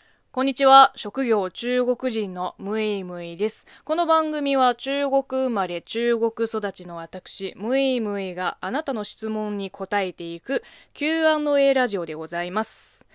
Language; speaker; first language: Japanese; non-native, fluent; Chinese